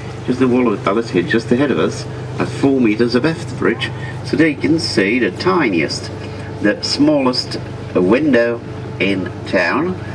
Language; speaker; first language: English; non-native, fluent; Dutch